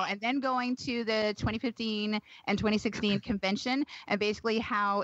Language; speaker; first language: English; native; English